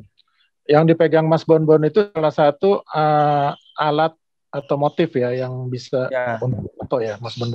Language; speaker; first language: Indonesian; native; Indonesian